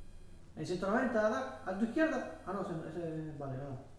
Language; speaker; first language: Spanish; native; Spanish